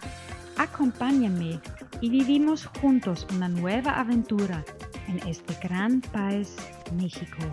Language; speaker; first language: Spanish; non-native, fluent; German